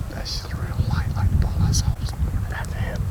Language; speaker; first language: English; native; English